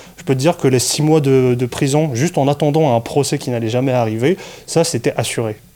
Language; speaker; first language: French; non-native, local second language; Arabic